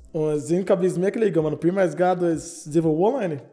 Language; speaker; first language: Latvian; non-native, learner; Portuguese